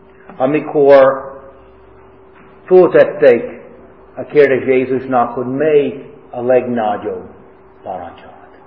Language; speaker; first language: Hungarian; non-native, fluent; English